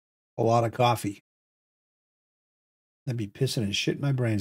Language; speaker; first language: English; native; English